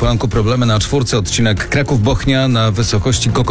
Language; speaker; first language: Polish; native; Polish